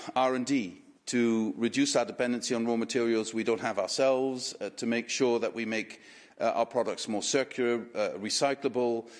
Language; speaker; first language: English; non-native, fluent; Dutch